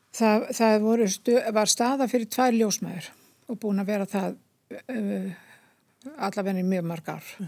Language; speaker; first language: Icelandic; native; Icelandic